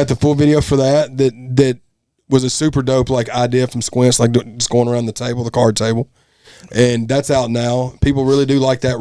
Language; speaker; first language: English; native; English